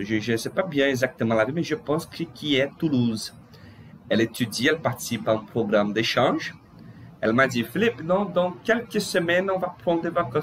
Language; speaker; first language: French; non-native, fluent; Portuguese